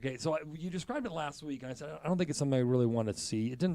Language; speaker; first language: English; native; English